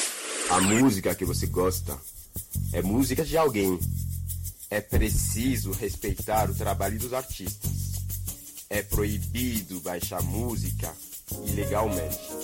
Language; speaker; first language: Portuguese; non-native, fluent; French